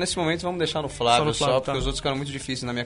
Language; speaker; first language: Portuguese; native; Portuguese